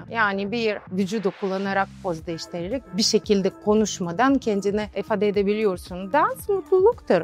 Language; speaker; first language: Turkish; non-native, fluent; Russian